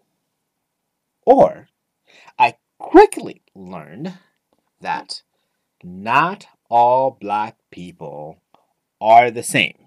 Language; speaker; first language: English; non-native, local second language; Ewe